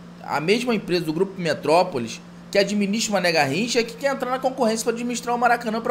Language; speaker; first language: Portuguese; native; Portuguese